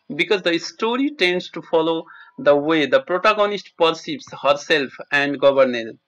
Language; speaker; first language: English; non-native, local second language; Nepali